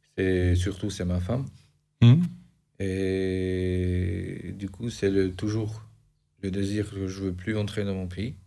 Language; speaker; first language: French; non-native, fluent; Albanian